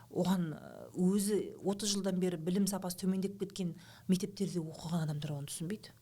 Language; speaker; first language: Kazakh; native; Kazakh